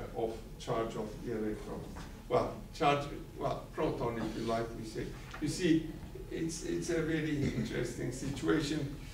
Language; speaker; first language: English; non-native, fluent; Turkish